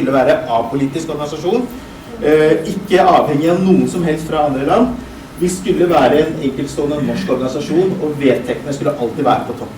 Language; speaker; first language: Norwegian; early bilingual, other home language; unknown